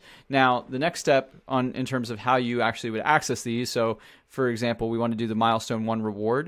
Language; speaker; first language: English; native; English